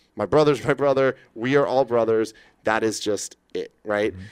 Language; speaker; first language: English; native; English